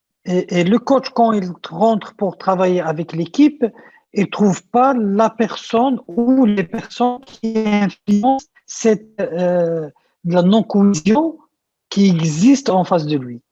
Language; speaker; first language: French; non-native, local second language; Arabic